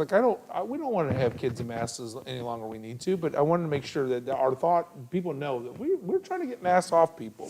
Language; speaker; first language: English; native; English